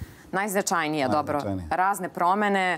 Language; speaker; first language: Serbian; native; Serbian